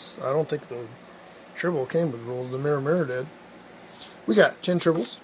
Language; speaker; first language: English; native; English